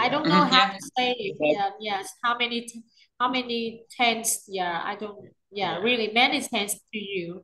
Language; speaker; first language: English; non-native, learner; Vietnamese